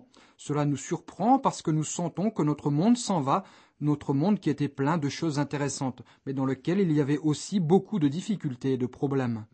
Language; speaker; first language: French; native; French